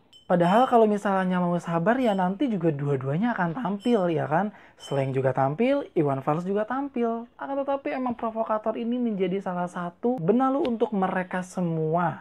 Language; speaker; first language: Indonesian; native; Indonesian